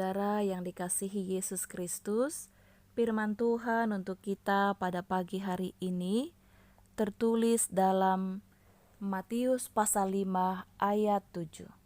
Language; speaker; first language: Malay; native; Malay